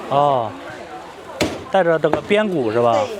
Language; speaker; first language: Chinese; native; Chinese